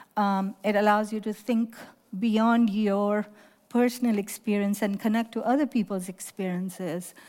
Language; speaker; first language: English; non-native, local second language; Urdu